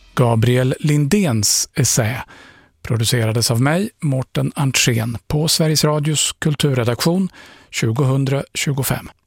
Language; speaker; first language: Swedish; native; Swedish